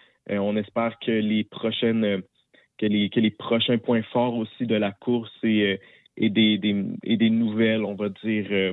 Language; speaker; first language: French; native; French